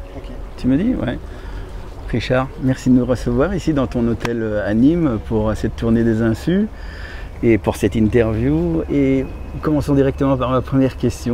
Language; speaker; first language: French; native; French